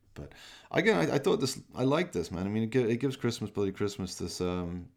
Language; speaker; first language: English; native; English